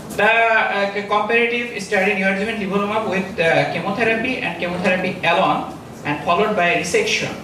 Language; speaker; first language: English; non-native, local second language; Bangla